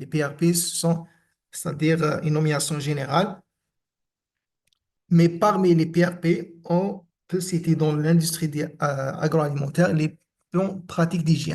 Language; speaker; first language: French; non-native, local second language; Arabic